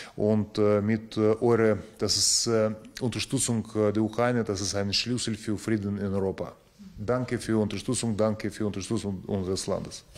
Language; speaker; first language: German; non-native, learner; Ukrainian